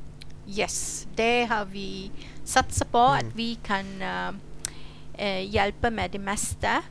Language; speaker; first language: Norwegian; non-native, fluent; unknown